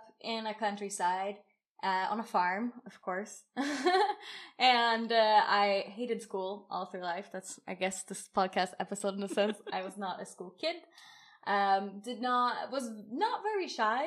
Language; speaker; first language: English; non-native, fluent; Swedish